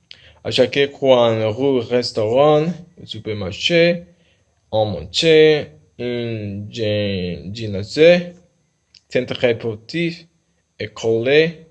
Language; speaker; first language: French; non-native, learner; Spanish